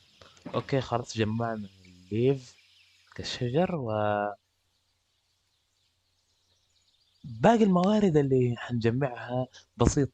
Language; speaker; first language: Arabic; native; Arabic